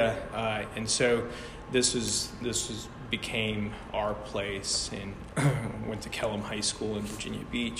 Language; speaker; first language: English; early bilingual, other home language; Ukrainian